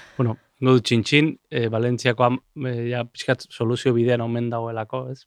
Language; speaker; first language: Basque; native; Basque